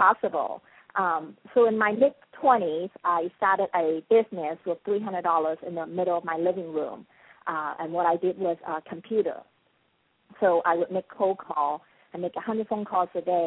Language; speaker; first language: English; non-native, local second language; Cantonese